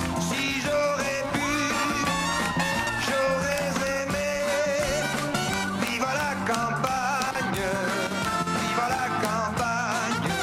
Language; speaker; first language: French; native; French